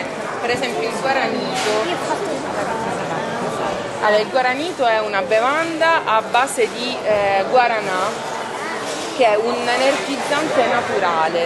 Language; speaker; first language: Italian; native; Italian